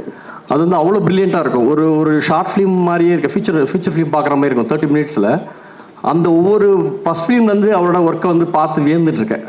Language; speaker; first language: Tamil; native; Tamil